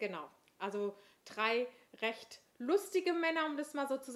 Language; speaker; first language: German; native; German